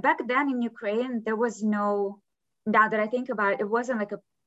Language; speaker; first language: English; non-native, fluent; Ukrainian